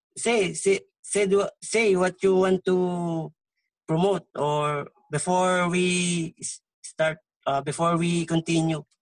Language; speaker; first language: English; non-native, local second language; Filipino